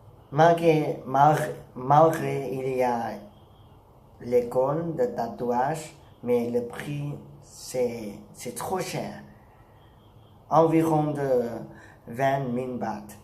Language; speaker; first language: French; non-native, learner; Thai